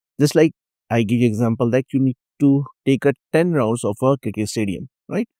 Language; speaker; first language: English; non-native, local second language; Urdu